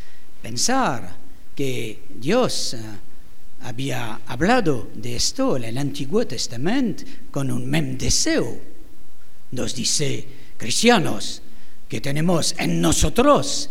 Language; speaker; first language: Spanish; non-native, fluent; French